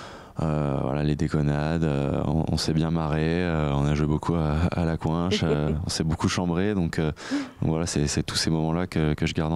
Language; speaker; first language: French; native; French